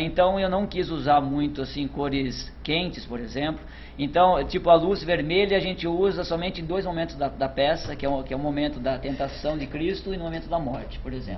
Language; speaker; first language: Portuguese; native; Portuguese